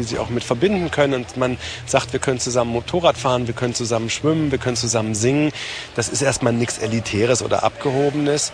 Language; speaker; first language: German; native; German